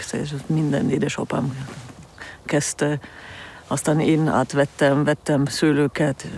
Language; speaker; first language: Hungarian; early bilingual, heritage; Hungarian